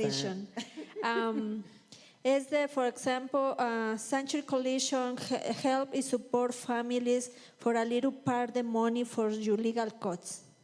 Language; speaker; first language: English; non-native, learner; Spanish